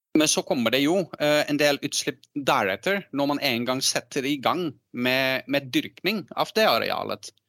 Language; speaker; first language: Norwegian; non-native, fluent; Dutch